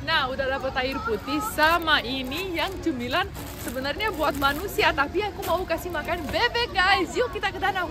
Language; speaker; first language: Indonesian; non-native, fluent; Romanian